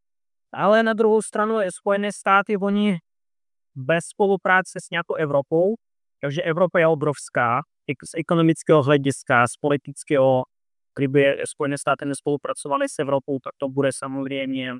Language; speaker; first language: Czech; non-native, fluent; Russian